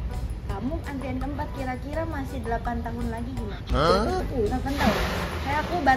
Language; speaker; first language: Indonesian; native; Indonesian